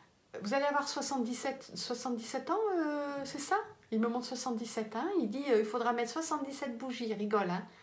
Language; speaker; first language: French; native; French